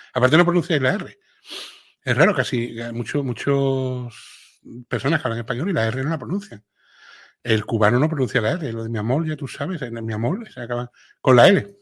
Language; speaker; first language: Spanish; native; Spanish